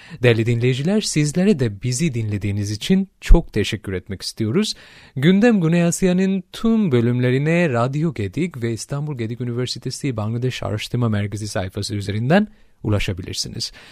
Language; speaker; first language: Turkish; non-native, fluent; Bangla